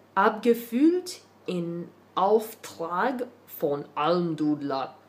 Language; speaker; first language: German; non-native, learner; English